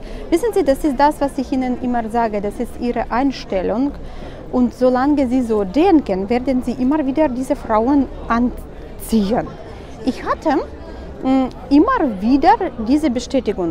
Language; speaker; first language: German; non-native, fluent; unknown